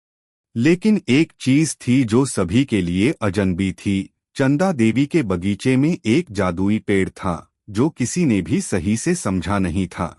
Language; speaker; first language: Hindi; native; Hindi